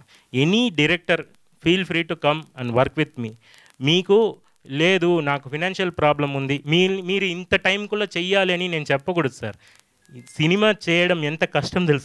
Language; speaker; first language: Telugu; non-native, fluent; Tamil